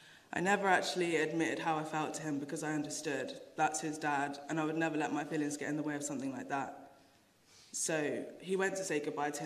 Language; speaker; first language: English; native; English